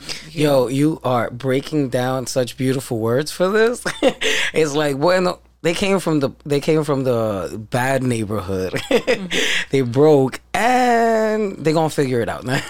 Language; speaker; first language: English; early bilingual, other home language; Spanish